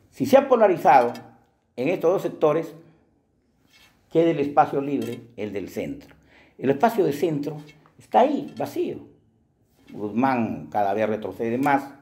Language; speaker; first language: Spanish; native; Spanish